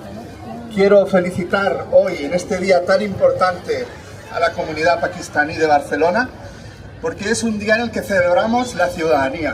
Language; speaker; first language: Spanish; native; Spanish